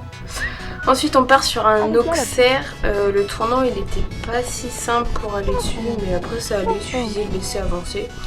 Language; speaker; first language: French; native; French